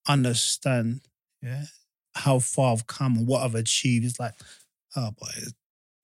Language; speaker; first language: English; native; English